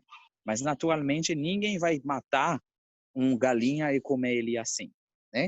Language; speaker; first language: Portuguese; non-native, fluent; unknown